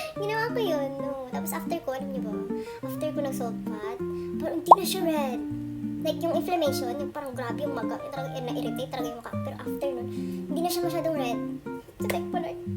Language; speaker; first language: Filipino; non-native, local second language; Hiligaynon